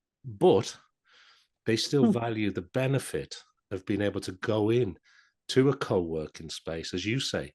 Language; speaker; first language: English; native; English